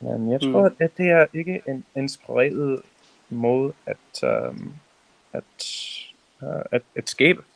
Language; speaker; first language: Danish; non-native, learner; English